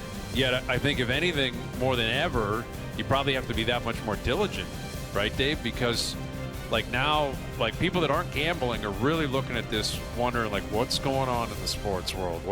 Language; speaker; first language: English; native; English